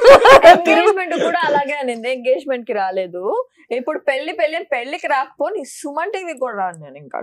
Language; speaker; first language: Telugu; native; Telugu